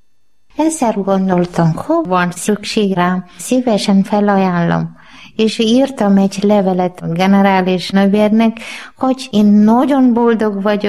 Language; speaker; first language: Hungarian; non-native, learner; Malayalam